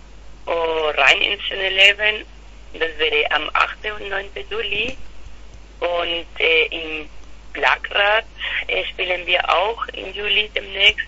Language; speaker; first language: German; non-native, learner; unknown